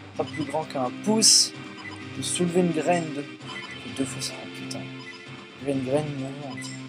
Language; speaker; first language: French; native; French